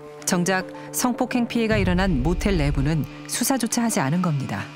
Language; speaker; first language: Korean; native; Korean